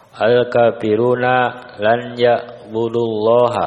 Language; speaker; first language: Arabic; non-native, learner; Indonesian